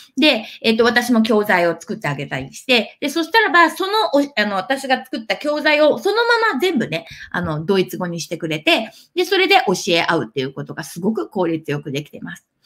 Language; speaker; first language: Japanese; native; Japanese